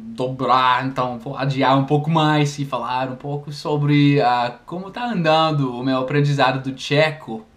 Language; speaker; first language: Portuguese; non-native, fluent; English